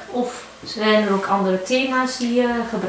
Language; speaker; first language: Dutch; early bilingual, heritage; Turkish